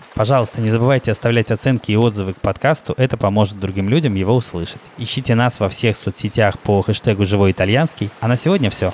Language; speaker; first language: Russian; native; Russian